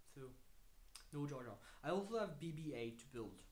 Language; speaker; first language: English; non-native, fluent; French